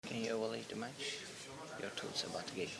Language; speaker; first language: English; non-native, learner; Turkish